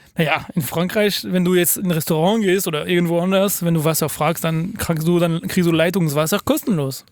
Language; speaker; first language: German; non-native, fluent; French